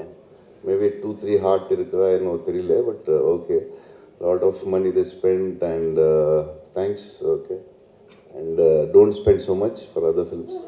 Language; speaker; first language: Tamil; non-native, learner; Telugu